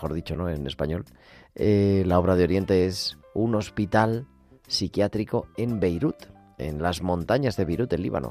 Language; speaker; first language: Spanish; native; Spanish